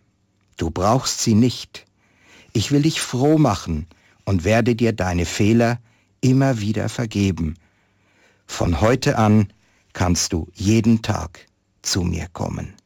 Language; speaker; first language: German; native; German